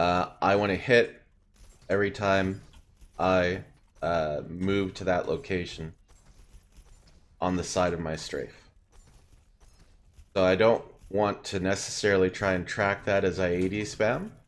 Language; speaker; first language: English; native; English